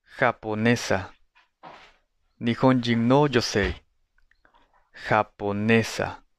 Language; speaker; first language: Japanese; non-native, fluent; Spanish